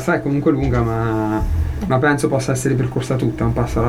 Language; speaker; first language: Italian; native; Italian